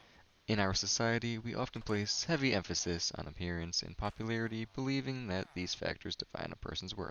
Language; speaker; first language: English; native; English